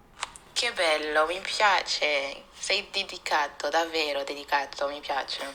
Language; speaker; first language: Italian; non-native, fluent; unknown